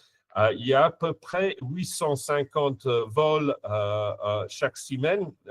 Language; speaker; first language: French; non-native, fluent; English